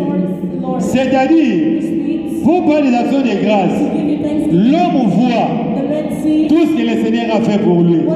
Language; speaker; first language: French; non-native, local second language; Lingala